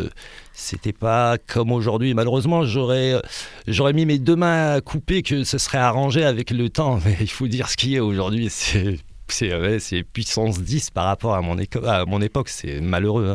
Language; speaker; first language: French; early bilingual, other home language; Arabic